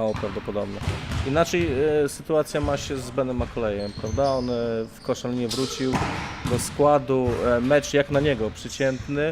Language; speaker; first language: Polish; native; Polish